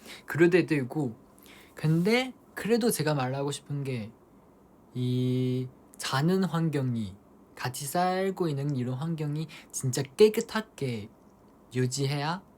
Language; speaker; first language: Korean; non-native, fluent; Chinese